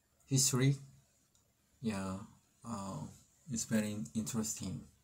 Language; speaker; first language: English; non-native, learner; Korean